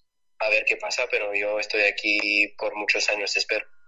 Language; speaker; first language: Spanish; non-native, fluent; French